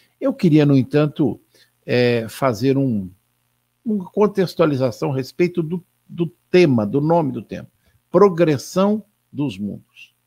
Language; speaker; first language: Portuguese; native; Portuguese